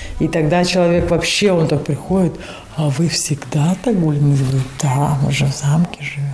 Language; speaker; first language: Russian; non-native, local second language; Latvian